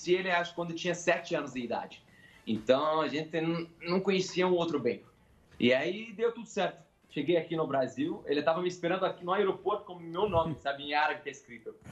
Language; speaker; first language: Portuguese; non-native, fluent; Arabic